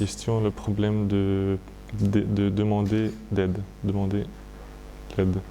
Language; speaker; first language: French; non-native, fluent; Russian